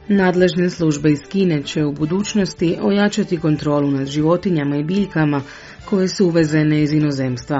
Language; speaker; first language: Croatian; native; Croatian